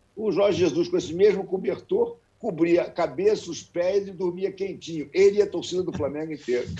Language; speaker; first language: Portuguese; native; Portuguese